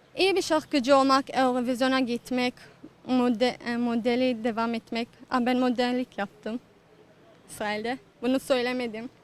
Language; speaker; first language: Turkish; non-native, fluent; Hebrew